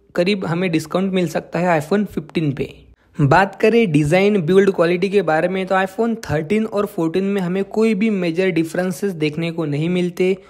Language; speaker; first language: Hindi; non-native, local second language; Marathi